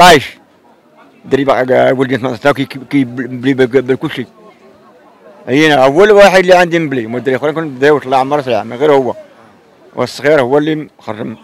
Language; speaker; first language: Arabic; native; Arabic